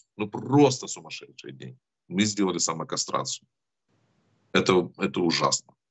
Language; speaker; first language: Russian; native; Russian